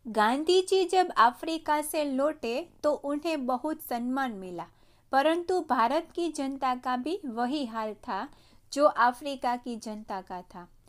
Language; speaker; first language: Hindi; non-native, local second language; Gujarati